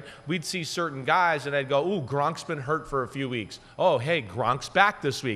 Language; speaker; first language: English; native; English